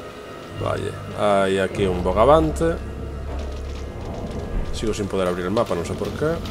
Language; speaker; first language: Spanish; native; Spanish